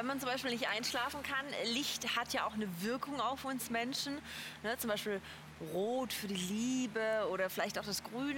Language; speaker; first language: German; native; German